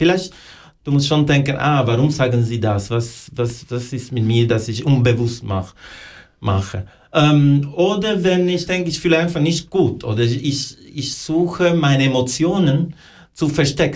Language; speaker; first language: German; non-native, learner; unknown